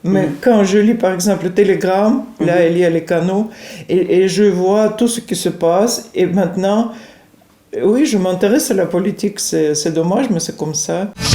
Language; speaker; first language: French; non-native, fluent; Russian